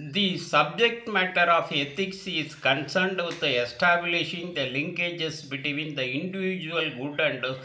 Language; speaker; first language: English; non-native, local second language; Tamil